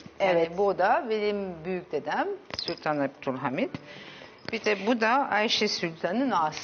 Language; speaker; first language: Turkish; early bilingual, heritage; Turkish